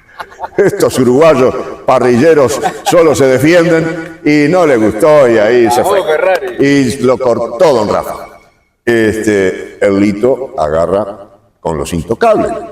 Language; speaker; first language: Spanish; native; Spanish